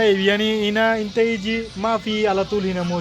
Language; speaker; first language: Arabic; non-native, learner; Bangla